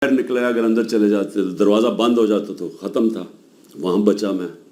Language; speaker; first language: Urdu; native; Urdu